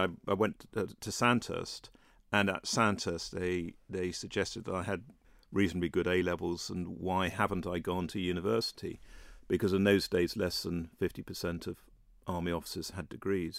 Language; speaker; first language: English; native; English